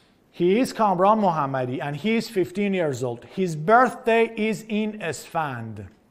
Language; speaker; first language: English; non-native, fluent; Persian